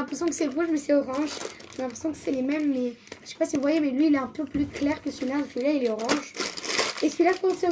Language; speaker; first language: French; native; French